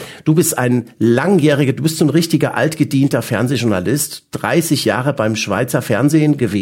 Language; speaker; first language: German; native; German